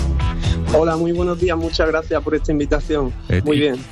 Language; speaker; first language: Spanish; native; Spanish